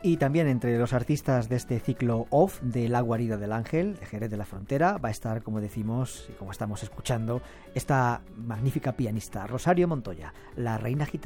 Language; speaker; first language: Spanish; native; Spanish